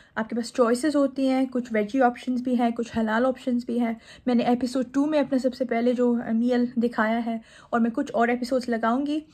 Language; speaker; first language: Urdu; native; Urdu